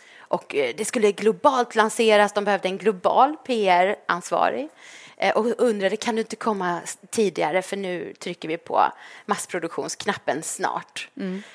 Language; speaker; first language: Swedish; native; Swedish